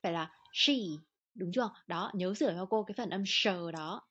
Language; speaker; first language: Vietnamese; native; Vietnamese